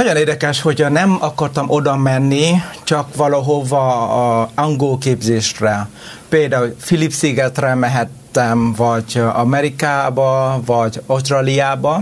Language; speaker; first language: Hungarian; non-native, learner; Vietnamese